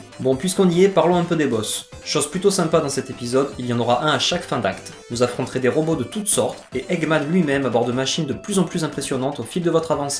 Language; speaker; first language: French; native; French